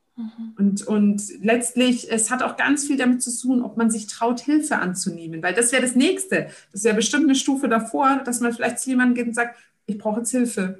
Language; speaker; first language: German; early bilingual, other home language; Turkish